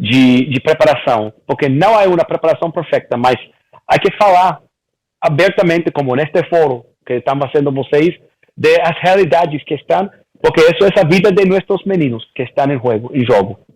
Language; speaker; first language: Portuguese; early bilingual, heritage; Portuguese